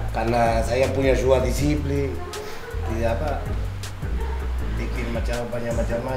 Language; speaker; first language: Indonesian; non-native, learner; Spanish